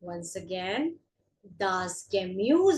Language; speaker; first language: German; non-native, fluent; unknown